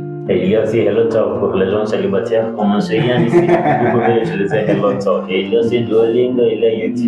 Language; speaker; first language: French; non-native, learner; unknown